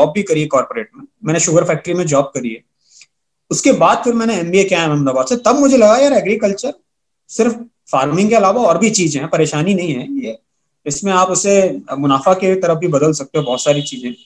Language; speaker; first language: Hindi; native; Hindi